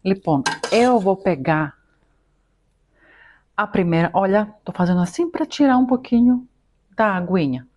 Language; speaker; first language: Portuguese; non-native, fluent; Greek